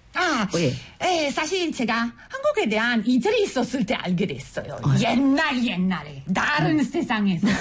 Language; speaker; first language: Korean; non-native, fluent; Italian